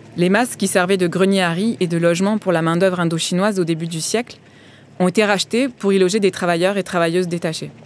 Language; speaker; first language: French; native; French